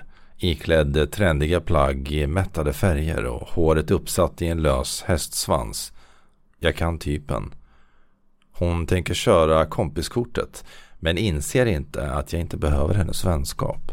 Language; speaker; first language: Swedish; native; Swedish